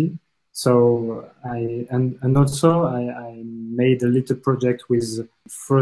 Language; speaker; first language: English; non-native, fluent; French